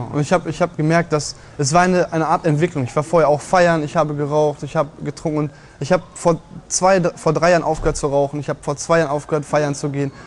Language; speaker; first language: German; native; German